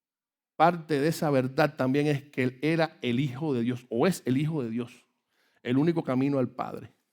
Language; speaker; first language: Spanish; native; Spanish